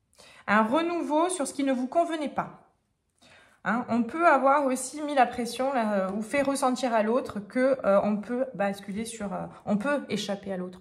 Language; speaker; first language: French; native; French